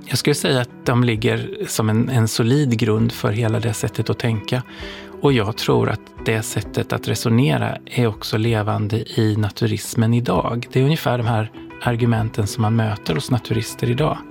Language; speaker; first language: Swedish; native; Swedish